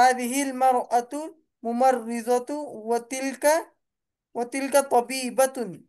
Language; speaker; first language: Arabic; non-native, learner; Urdu